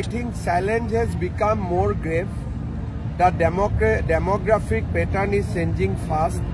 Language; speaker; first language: English; non-native, local second language; Assamese